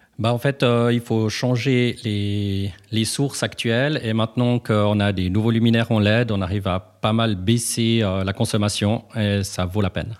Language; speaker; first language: French; native; French